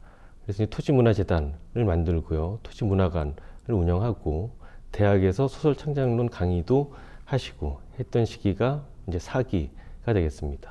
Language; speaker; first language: Korean; native; Korean